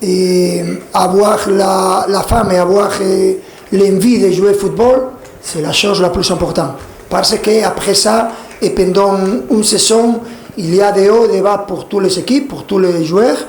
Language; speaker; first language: French; non-native, fluent; Spanish